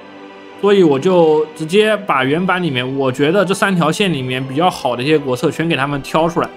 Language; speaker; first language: Chinese; native; Chinese